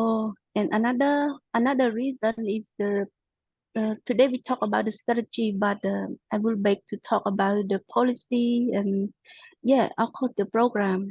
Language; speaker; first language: English; non-native, local second language; Khmer